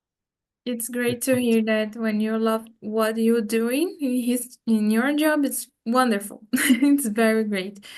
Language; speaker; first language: English; non-native, fluent; Portuguese